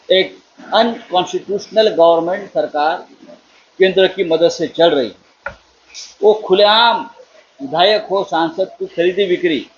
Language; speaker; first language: Hindi; non-native, local second language; Marathi